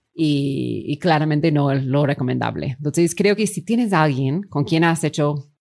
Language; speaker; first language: Spanish; non-native, fluent; English